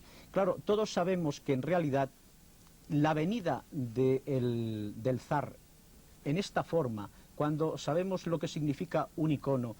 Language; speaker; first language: Spanish; native; Spanish